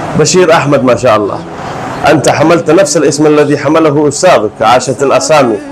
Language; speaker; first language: Arabic; non-native, fluent; Urdu